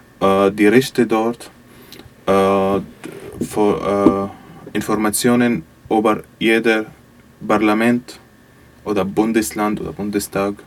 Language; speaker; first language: German; non-native, learner; Arabic